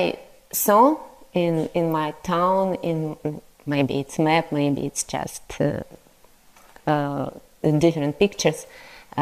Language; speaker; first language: English; non-native, learner; Russian